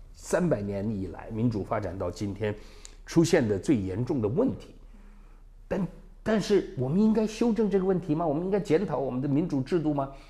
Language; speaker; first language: Chinese; native; Chinese